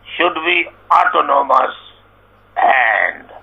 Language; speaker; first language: English; non-native, local second language; Urdu